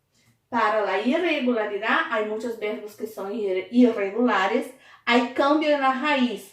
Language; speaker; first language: Spanish; non-native, fluent; Portuguese